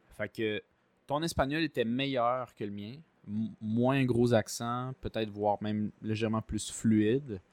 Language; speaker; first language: French; native; French